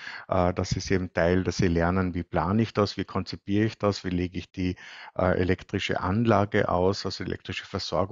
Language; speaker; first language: German; native; German